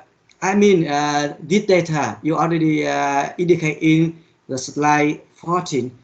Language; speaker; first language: English; non-native, learner; Vietnamese